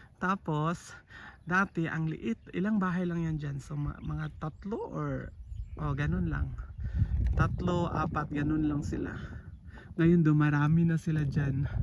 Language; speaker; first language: Filipino; non-native, local second language; Cebuano